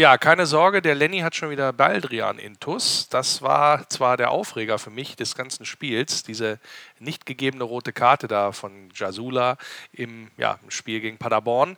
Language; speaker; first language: German; native; German